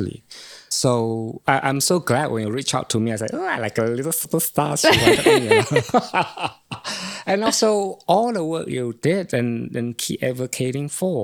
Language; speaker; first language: English; non-native, local second language; Chinese